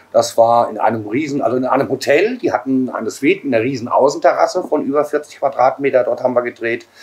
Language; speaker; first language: German; native; German